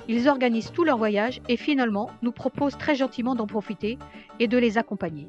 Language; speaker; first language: French; native; French